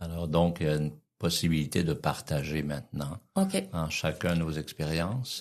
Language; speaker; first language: French; native; French